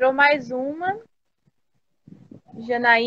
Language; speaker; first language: Portuguese; native; Portuguese